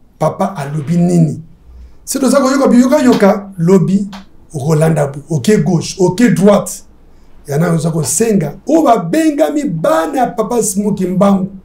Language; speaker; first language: Lingala; native; Lingala